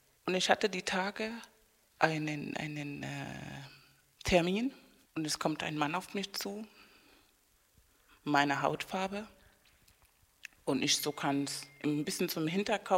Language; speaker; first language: German; non-native, fluent; Spanish